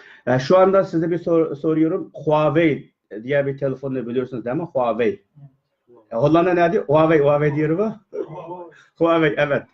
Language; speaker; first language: Turkish; non-native, learner; Uyghur